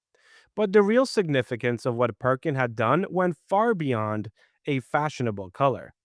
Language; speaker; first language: English; native; English